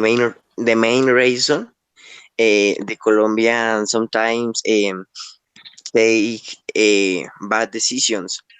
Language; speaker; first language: English; non-native, learner; Spanish